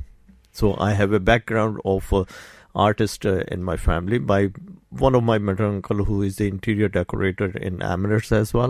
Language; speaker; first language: English; non-native, local second language; Urdu